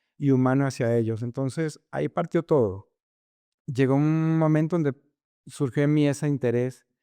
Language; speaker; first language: Spanish; native; Spanish